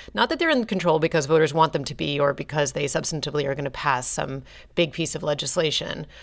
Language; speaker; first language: English; native; English